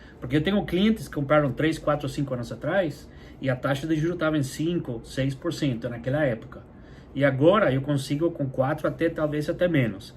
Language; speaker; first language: Portuguese; non-native, fluent; English